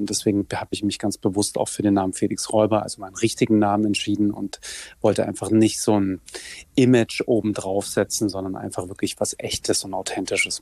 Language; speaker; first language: German; native; German